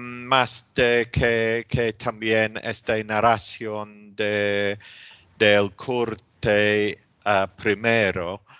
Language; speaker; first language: Spanish; non-native, learner; English